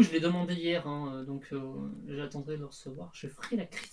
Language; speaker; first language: French; native; French